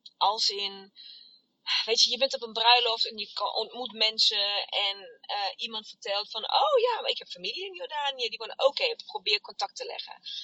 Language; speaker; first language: Dutch; native; Dutch